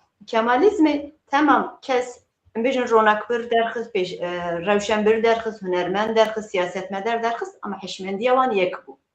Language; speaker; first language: Kurdish; native; Kurdish